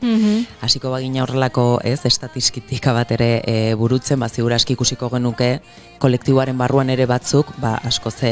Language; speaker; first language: Basque; native; Basque